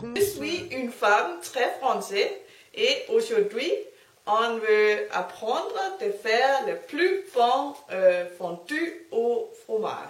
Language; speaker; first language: French; non-native, learner; Danish